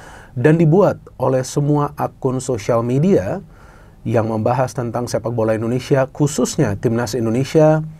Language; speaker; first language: Indonesian; native; Indonesian